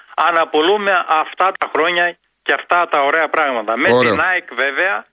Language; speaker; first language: Greek; native; Greek